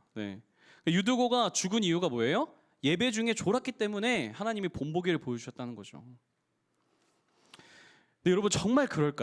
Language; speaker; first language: Korean; native; Korean